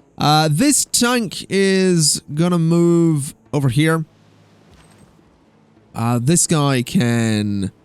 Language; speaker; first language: English; native; English